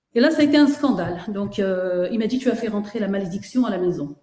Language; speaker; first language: French; native; French